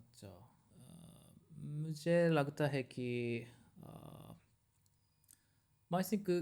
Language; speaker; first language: Hindi; non-native, learner; Japanese